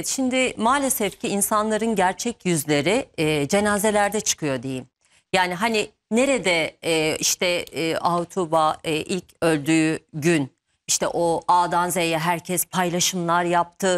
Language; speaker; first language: Turkish; native; Turkish